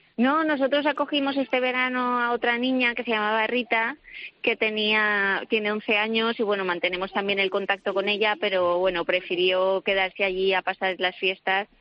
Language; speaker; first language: Spanish; native; Spanish